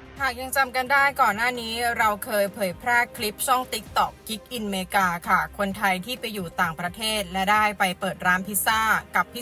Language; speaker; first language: Thai; native; Thai